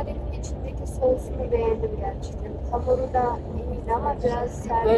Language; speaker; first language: Turkish; non-native, fluent; Kyrgyz